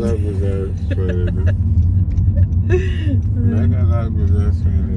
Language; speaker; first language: Turkish; non-native, fluent; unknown